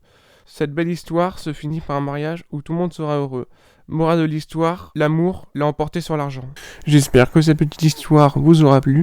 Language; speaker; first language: French; native; French